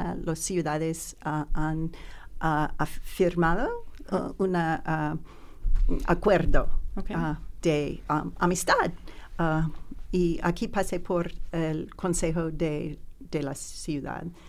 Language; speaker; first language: Spanish; non-native, learner; English